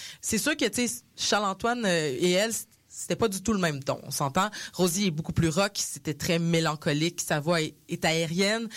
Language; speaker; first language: French; non-native, local second language; English